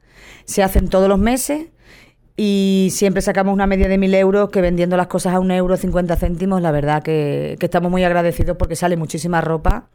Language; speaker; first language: Spanish; native; Spanish